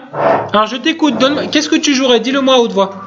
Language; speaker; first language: French; native; French